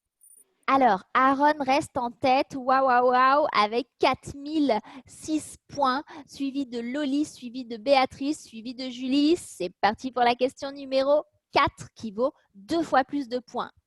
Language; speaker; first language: French; native; French